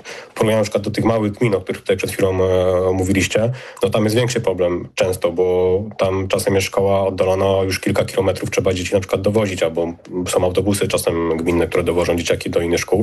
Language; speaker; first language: Polish; native; Polish